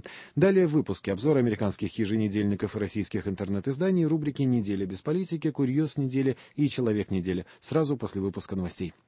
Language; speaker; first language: Russian; native; Russian